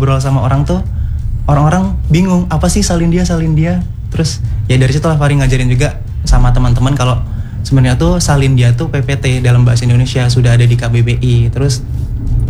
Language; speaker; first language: Indonesian; non-native, local second language; Javanese